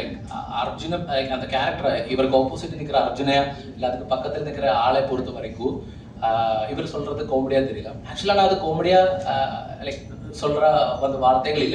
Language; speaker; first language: Tamil; non-native, fluent; Malayalam